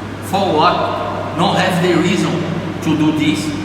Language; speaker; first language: English; non-native, learner; Portuguese